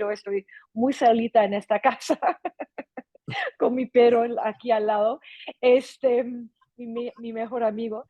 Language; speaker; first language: Spanish; non-native, fluent; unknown